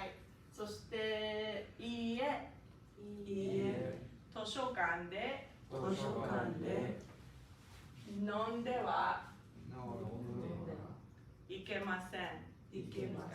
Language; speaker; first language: Japanese; non-native, fluent; English